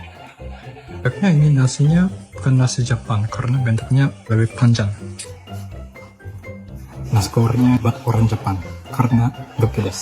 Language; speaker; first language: Indonesian; non-native, fluent; Japanese